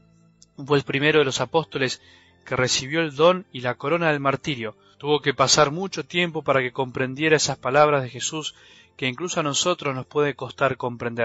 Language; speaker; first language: Spanish; native; Spanish